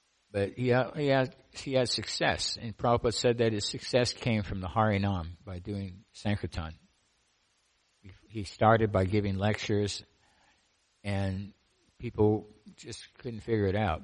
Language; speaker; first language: English; native; English